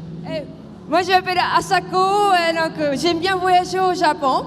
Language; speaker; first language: French; non-native, fluent; Japanese